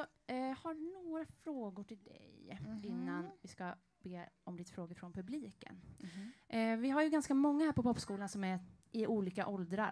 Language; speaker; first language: Swedish; native; Swedish